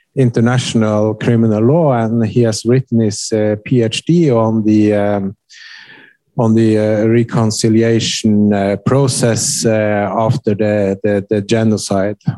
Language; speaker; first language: English; non-native, fluent; Norwegian